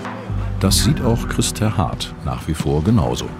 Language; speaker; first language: German; native; German